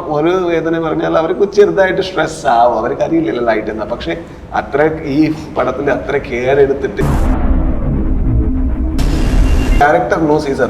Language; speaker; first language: Malayalam; non-native, local second language; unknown